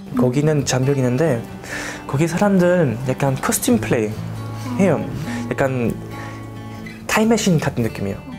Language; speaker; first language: Korean; early bilingual, heritage; Korean